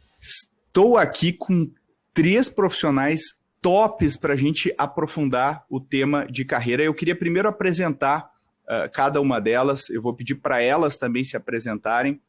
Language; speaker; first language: Portuguese; native; Portuguese